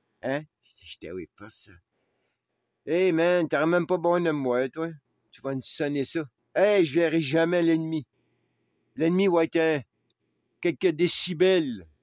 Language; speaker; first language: French; native; French